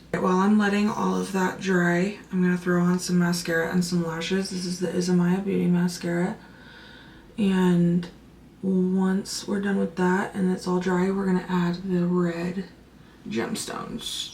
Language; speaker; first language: English; native; English